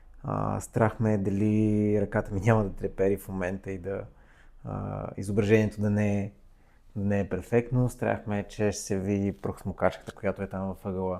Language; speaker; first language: Bulgarian; native; Bulgarian